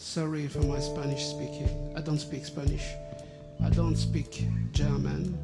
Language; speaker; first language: English; non-native, learner; French